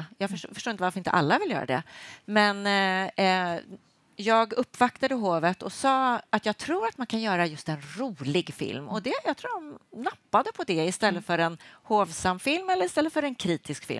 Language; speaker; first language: Swedish; native; Swedish